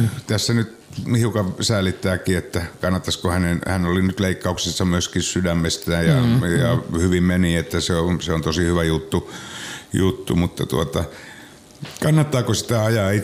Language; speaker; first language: Finnish; native; Finnish